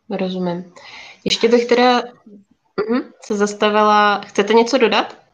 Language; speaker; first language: Czech; native; Czech